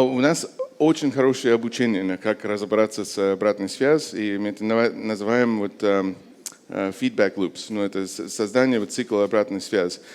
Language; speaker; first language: Russian; non-native, fluent; English